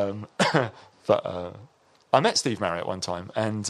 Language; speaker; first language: English; native; English